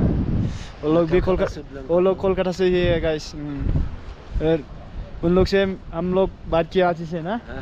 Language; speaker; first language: Hindi; non-native, local second language; Bodo